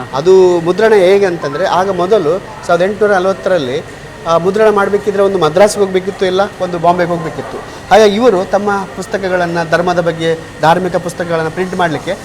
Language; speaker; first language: Kannada; native; Kannada